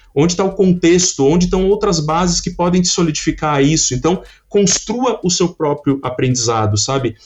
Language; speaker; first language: Portuguese; native; Portuguese